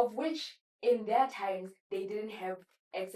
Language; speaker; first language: English; non-native, local second language; Southern Sotho